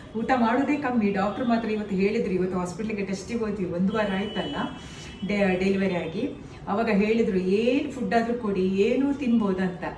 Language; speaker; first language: Kannada; non-native, local second language; Tulu